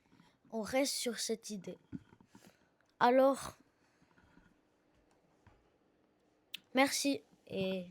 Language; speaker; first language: French; non-native, learner; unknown